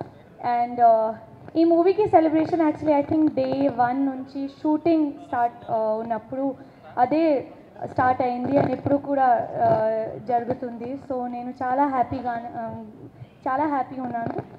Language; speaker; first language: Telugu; non-native, learner; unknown